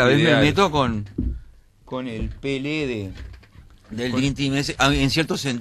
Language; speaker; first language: Spanish; native; Spanish